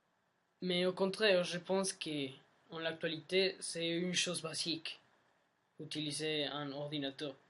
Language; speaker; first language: French; non-native, learner; Spanish